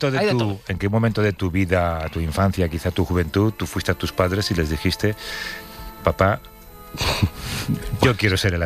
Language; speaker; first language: Spanish; native; Spanish